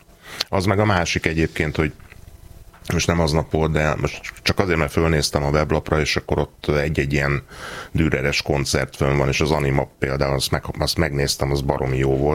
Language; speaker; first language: Hungarian; native; Hungarian